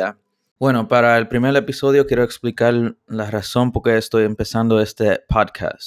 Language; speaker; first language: Spanish; early bilingual, heritage; English